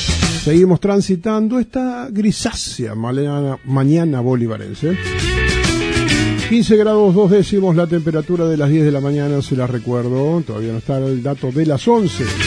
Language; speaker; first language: Spanish; native; Spanish